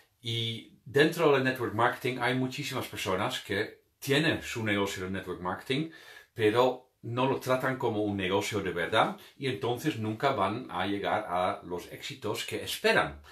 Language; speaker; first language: Spanish; non-native, fluent; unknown